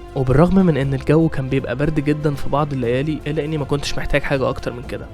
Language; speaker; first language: Egyptian Arabic; native; Egyptian Arabic